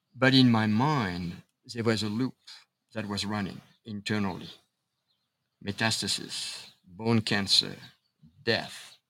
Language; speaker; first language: English; non-native, fluent; French